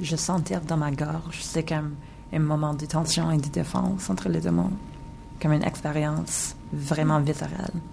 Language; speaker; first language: French; non-native, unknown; English